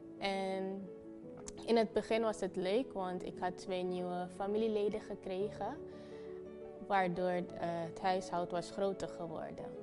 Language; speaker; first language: Dutch; non-native, local second language; Papiamento